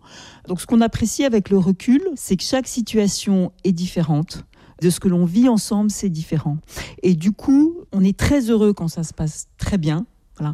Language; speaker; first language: French; native; French